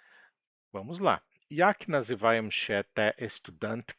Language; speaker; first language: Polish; non-native, learner; Portuguese